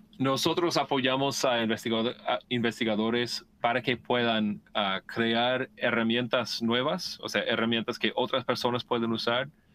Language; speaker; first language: Spanish; non-native, fluent; English